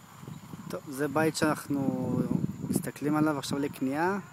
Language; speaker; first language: Hebrew; native; Hebrew